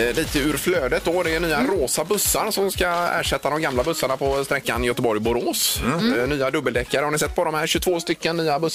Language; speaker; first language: Swedish; native; Swedish